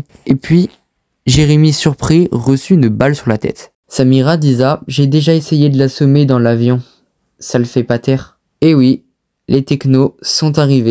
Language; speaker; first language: French; native; French